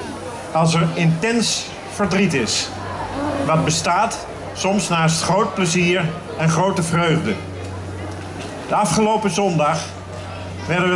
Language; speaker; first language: Dutch; native; Dutch